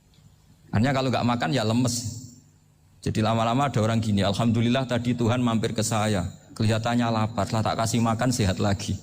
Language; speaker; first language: Indonesian; non-native, local second language; Javanese